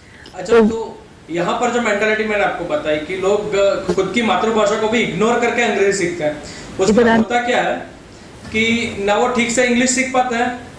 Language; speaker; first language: Hindi; non-native, local second language; Gujarati